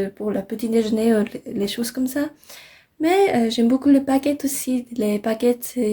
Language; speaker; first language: French; non-native, learner; English